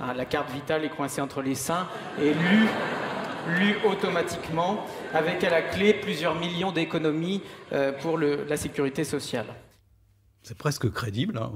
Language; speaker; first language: French; native; French